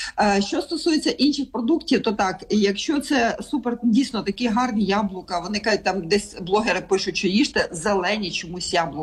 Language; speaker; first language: Ukrainian; native; Ukrainian